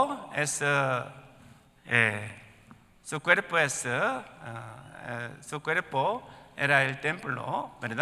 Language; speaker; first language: Spanish; non-native, learner; Korean